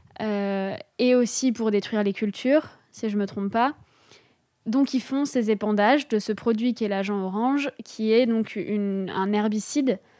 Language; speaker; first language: French; native; French